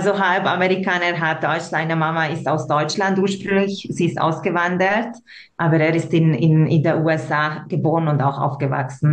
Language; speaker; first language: German; non-native, local second language; Hungarian